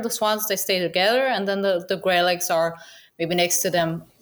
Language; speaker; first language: English; non-native, fluent; Danish